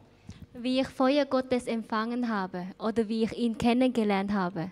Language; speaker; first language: German; non-native, fluent; Thai